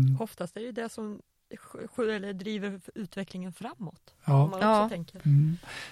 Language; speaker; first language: Swedish; native; Swedish